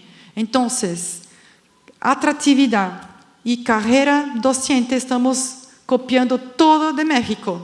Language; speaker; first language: Spanish; non-native, fluent; Portuguese